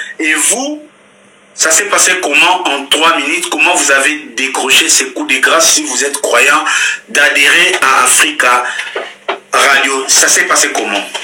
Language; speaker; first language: French; non-native, local second language; Lingala